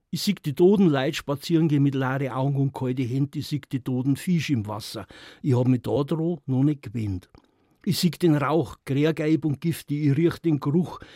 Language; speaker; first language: German; native; German